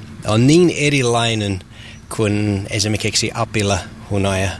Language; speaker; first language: Finnish; non-native, learner; English